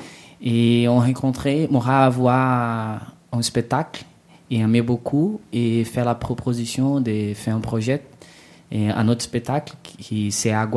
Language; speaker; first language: French; non-native, learner; Portuguese